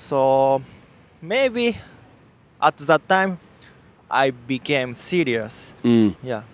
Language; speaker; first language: English; non-native, learner; Japanese